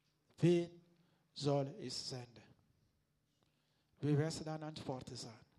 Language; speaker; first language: German; non-native, learner; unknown